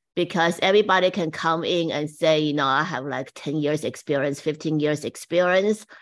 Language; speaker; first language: English; non-native, fluent; Chinese